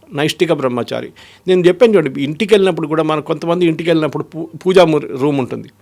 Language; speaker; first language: Telugu; non-native, fluent; Malayalam